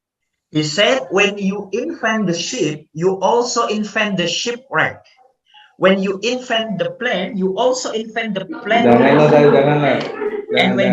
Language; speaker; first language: English; non-native, fluent; Indonesian